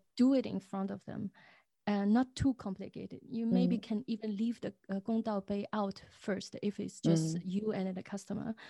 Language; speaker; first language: English; non-native, fluent; Chinese